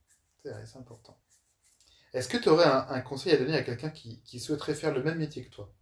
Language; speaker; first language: French; native; French